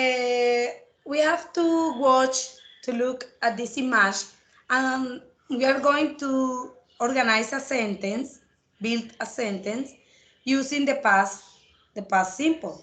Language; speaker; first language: English; non-native, learner; Spanish